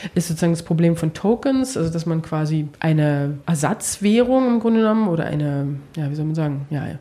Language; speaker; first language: German; native; German